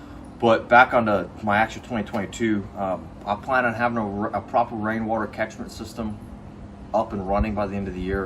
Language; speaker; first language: English; native; English